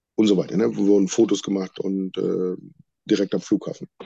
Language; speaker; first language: German; non-native, fluent; Sinhala